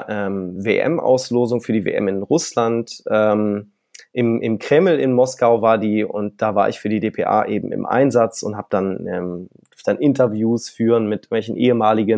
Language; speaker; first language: German; native; German